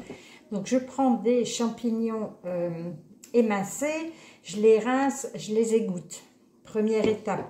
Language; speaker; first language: French; native; French